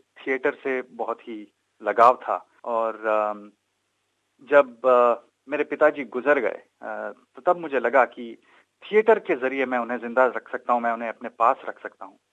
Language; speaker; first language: Hindi; non-native, local second language; Kannada